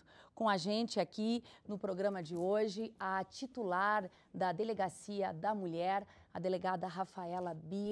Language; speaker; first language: Portuguese; native; Portuguese